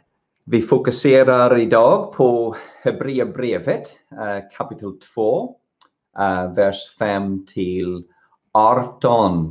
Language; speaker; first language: Swedish; non-native, fluent; English